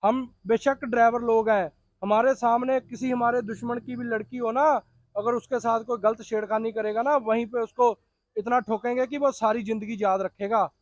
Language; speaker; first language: Hindi; non-native, local second language; Punjabi